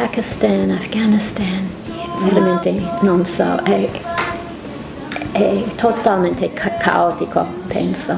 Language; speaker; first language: Italian; non-native, fluent; English